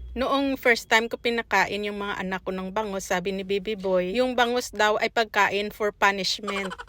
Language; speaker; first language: Filipino; non-native, local second language; Hiligaynon